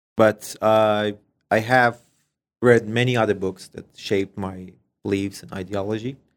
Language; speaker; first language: English; non-native, fluent; Persian